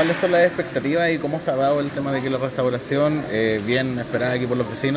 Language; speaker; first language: Spanish; native; Spanish